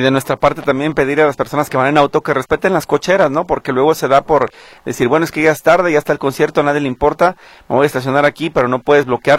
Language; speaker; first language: Spanish; native; Spanish